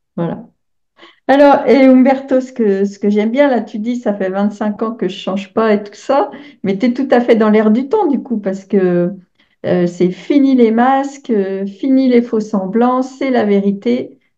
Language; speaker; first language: French; native; French